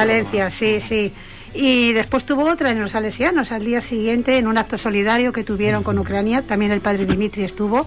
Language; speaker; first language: Spanish; native; Spanish